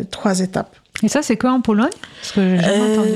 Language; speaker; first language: French; native; French